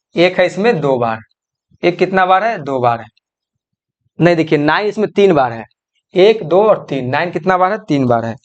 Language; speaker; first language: Hindi; native; Hindi